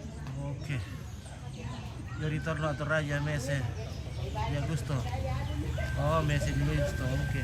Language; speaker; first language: Italian; non-native, learner; Indonesian